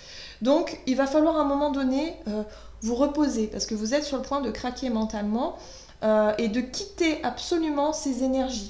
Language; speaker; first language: French; native; French